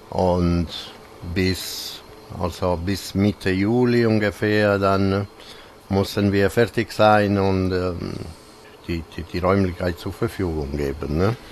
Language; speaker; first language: German; non-native, fluent; Italian